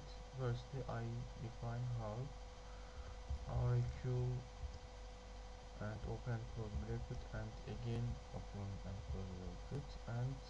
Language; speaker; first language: English; non-native, learner; Turkish